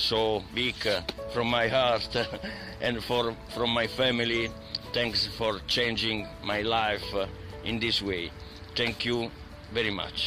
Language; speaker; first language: English; non-native, learner; Italian